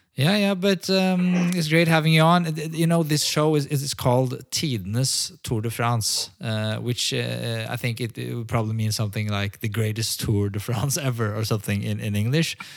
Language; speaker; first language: English; non-native, fluent; Norwegian